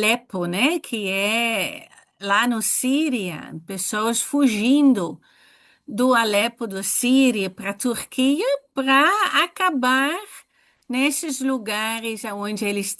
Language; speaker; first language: Portuguese; non-native, fluent; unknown